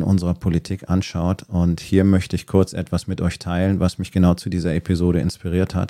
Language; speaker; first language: German; native; German